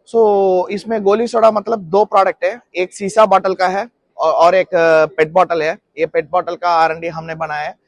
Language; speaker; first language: Hindi; non-native, local second language; Tamil